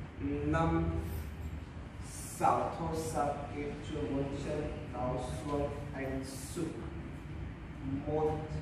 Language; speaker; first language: Vietnamese; non-native, learner; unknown